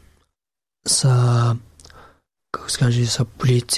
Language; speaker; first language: Serbian; non-native, learner; Pashto